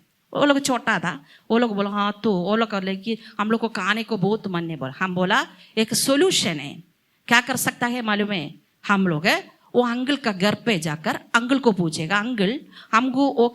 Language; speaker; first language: Hindi; non-native, local second language; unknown